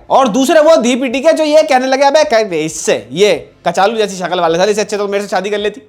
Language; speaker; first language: Hindi; native; Hindi